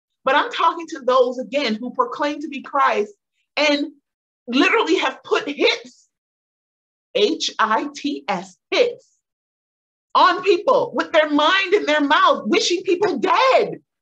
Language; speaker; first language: English; native; English